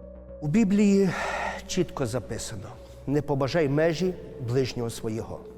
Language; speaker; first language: Ukrainian; native; Ukrainian